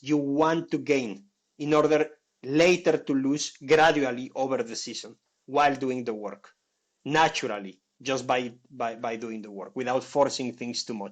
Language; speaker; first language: English; non-native, fluent; Spanish